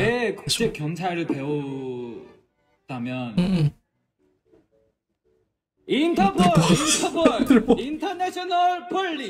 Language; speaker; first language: Korean; non-native, fluent; Chinese